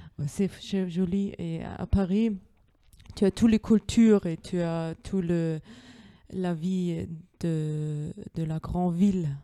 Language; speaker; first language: French; non-native, learner; German